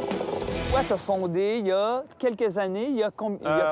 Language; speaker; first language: French; native; French